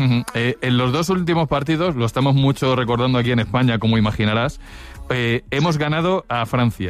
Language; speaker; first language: Spanish; native; Spanish